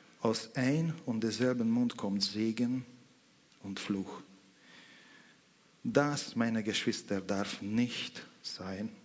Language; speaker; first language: German; non-native, fluent; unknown